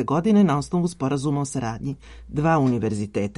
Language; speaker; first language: Serbian; native; Serbian